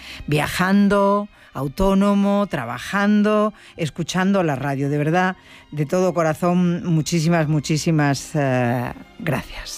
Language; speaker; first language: Spanish; native; Spanish